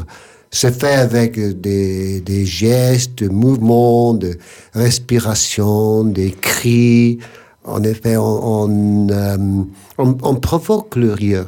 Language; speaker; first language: French; non-native, fluent; English